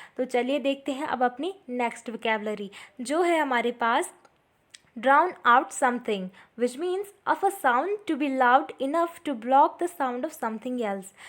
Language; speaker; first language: Hindi; native; Hindi